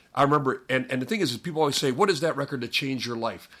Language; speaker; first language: English; native; English